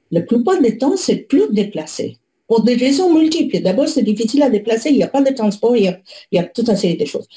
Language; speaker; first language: French; non-native, fluent; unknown